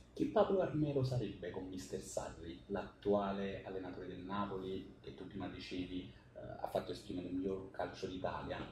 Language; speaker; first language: Italian; native; Italian